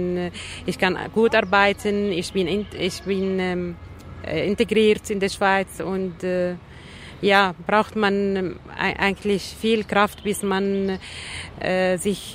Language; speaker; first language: German; non-native, learner; Arabic